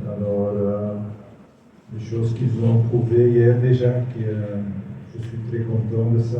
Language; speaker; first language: French; non-native, local second language; Dutch